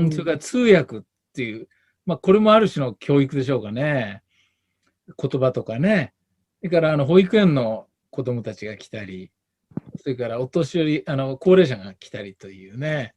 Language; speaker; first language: Japanese; native; Japanese